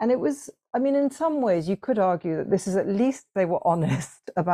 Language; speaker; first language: English; native; English